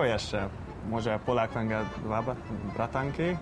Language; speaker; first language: Polish; non-native, learner; Hungarian